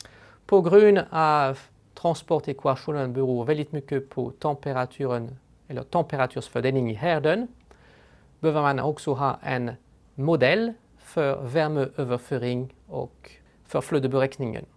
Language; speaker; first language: Swedish; non-native, fluent; French